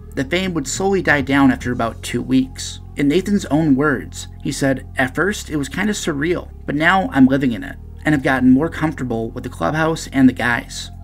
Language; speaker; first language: English; native; English